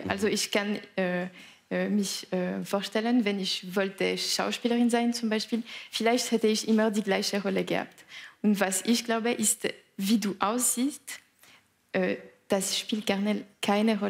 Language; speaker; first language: German; non-native, local second language; French